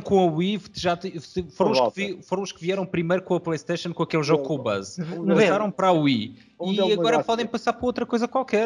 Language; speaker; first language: Portuguese; native; Portuguese